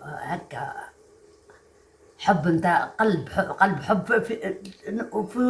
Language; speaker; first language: Arabic; native; Arabic